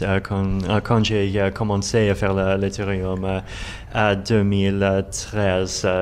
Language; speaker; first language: French; non-native, learner; Russian